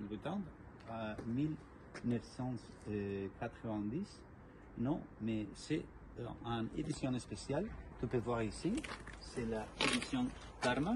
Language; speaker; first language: French; non-native, learner; Spanish